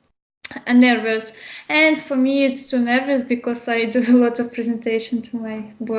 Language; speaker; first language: English; non-native, learner; Russian